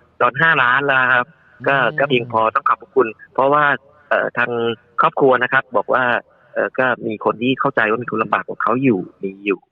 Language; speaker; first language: Thai; native; Thai